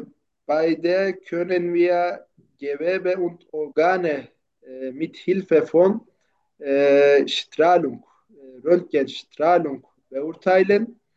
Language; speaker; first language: German; non-native, learner; Turkish